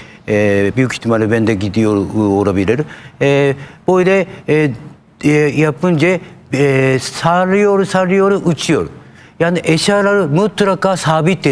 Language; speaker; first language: Turkish; non-native, learner; Japanese